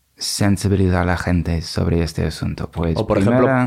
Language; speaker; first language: Spanish; non-native, fluent; English